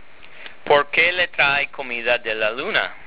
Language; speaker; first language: Spanish; non-native, fluent; English